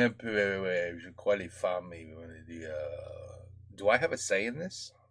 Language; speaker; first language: French; non-native, learner; English